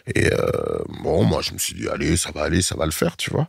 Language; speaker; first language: French; early bilingual, heritage; French